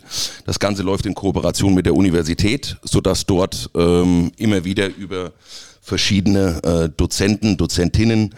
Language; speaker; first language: German; native; German